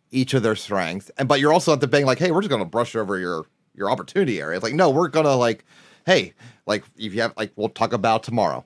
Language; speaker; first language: English; native; English